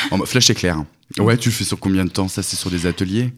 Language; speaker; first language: French; native; French